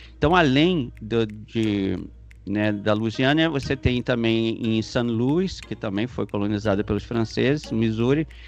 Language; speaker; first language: Portuguese; native; Portuguese